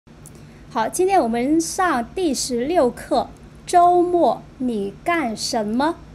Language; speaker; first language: Chinese; non-native, fluent; Vietnamese